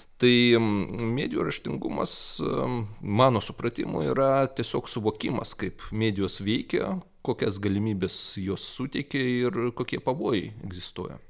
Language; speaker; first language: Lithuanian; non-native, local second language; Russian